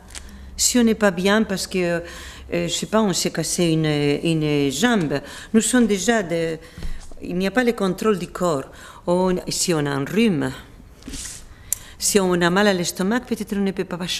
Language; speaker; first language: French; non-native, fluent; Spanish